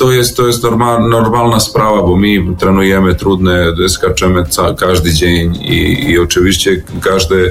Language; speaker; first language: Polish; non-native, learner; Serbian